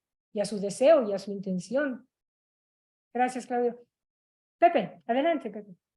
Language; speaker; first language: Spanish; native; Spanish